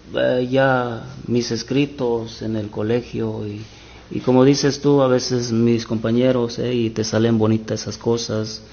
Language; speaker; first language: Spanish; native; Spanish